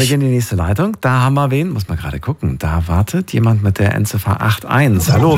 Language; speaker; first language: German; native; German